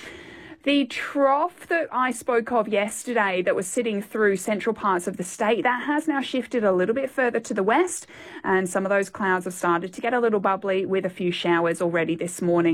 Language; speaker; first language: English; native; English